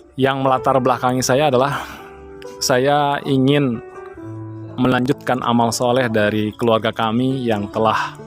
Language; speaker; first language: Indonesian; native; Indonesian